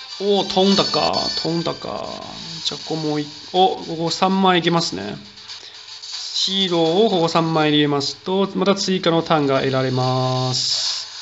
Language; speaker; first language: Japanese; non-native, fluent; Chinese